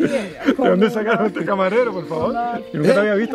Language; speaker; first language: Spanish; native; Spanish